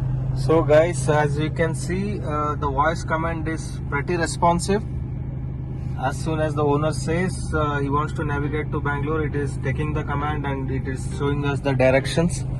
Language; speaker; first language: English; non-native, local second language; Kannada